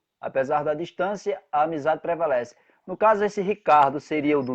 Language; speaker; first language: Portuguese; native; Portuguese